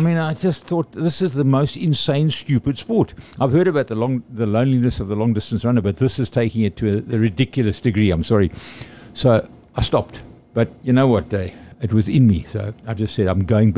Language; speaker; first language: English; native; English